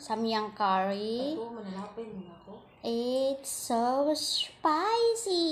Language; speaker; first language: English; non-native, local second language; Filipino